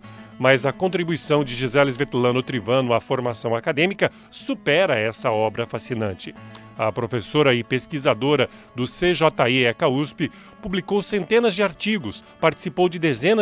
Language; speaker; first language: Portuguese; native; Portuguese